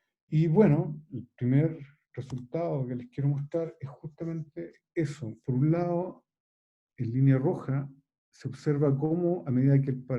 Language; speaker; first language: Spanish; native; Spanish